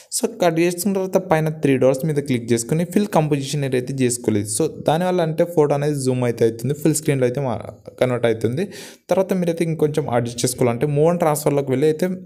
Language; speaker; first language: Telugu; non-native, local second language; Gondi